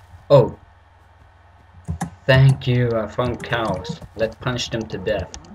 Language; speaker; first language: English; non-native, fluent; Swedish